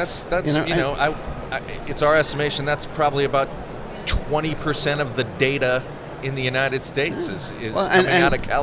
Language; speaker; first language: English; native; English